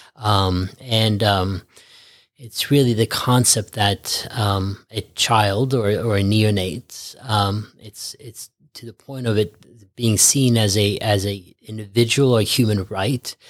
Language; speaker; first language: English; early bilingual, other home language; Norwegian